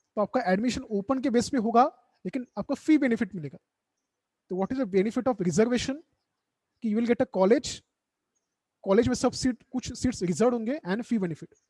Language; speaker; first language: Hindi; non-native, local second language; Marathi